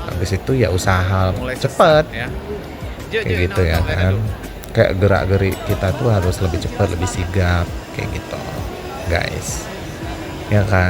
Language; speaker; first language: Indonesian; native; Indonesian